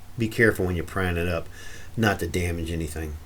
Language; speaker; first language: English; native; English